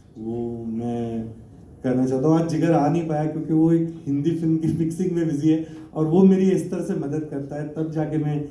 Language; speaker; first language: Hindi; non-native, local second language; Gujarati